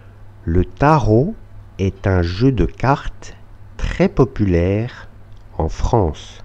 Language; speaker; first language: French; non-native, fluent; Russian